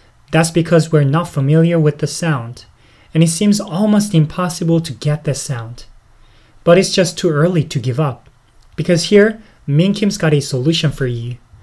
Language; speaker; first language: English; non-native, fluent; Korean